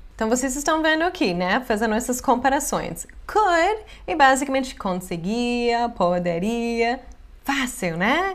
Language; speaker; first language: Portuguese; non-native, fluent; English